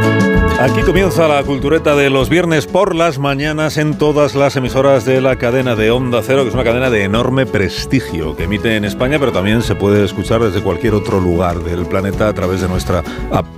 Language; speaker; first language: Spanish; native; Spanish